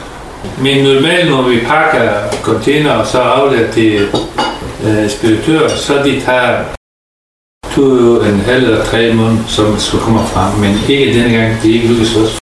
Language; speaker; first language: Danish; non-native, learner; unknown